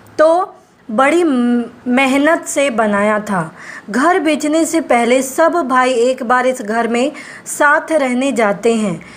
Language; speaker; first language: Hindi; non-native, local second language; Gujarati